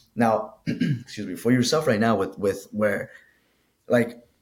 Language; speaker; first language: English; early bilingual, other home language; Spanish